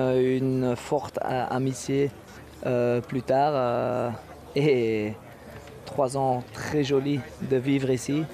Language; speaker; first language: French; non-native, local second language; Dutch